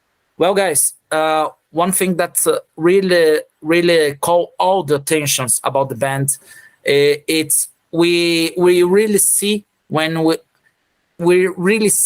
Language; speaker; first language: English; non-native, fluent; Portuguese